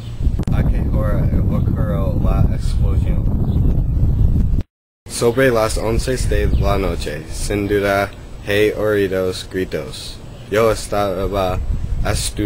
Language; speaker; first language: Spanish; non-native, learner; English